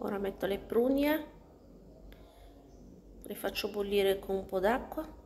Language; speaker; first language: Italian; non-native, learner; Arabic